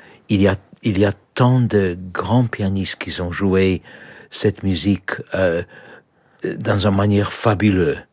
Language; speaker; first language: French; non-native, learner; Polish